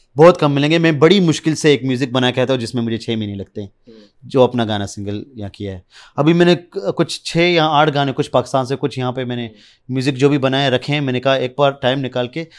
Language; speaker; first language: Urdu; early bilingual, heritage; Urdu